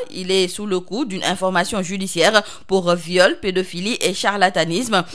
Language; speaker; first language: French; non-native, local second language; Wolof